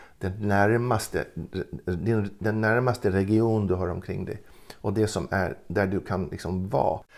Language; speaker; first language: Swedish; native; Swedish